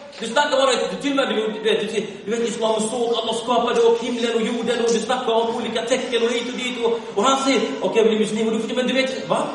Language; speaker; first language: Swedish; early bilingual, other home language; Arabic